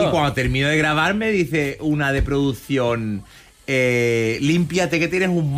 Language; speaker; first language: Spanish; native; Spanish